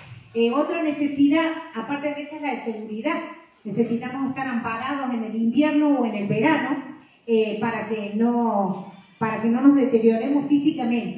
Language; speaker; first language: Spanish; native; Spanish